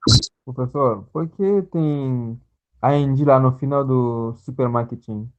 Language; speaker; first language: Portuguese; non-native, fluent; Haitian Creole